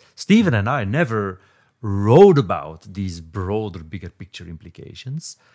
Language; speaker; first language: English; non-native, fluent; Dutch